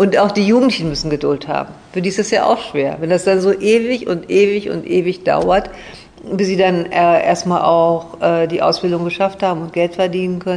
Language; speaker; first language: German; native; German